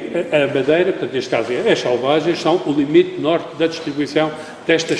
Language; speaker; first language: Portuguese; native; Portuguese